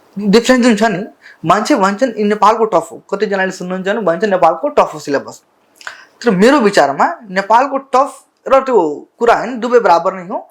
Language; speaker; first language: Nepali; non-native, local second language; Bhojpuri